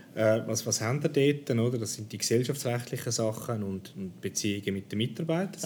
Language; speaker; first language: German; native; German